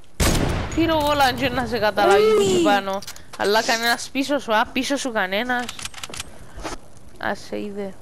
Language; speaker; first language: Greek; native; Greek